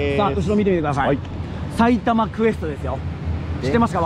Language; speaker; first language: Japanese; native; Japanese